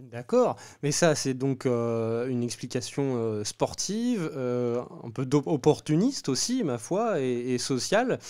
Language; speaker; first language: French; native; French